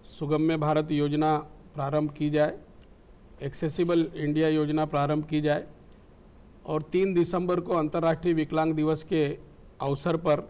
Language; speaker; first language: Hindi; native; Hindi